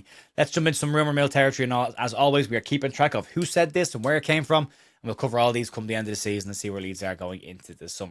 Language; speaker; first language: English; native; English